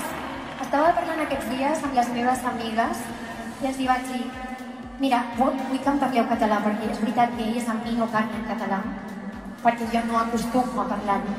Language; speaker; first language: Catalan; non-native, local second language; Spanish